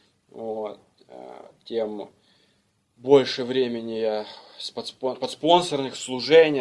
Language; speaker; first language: Russian; native; Russian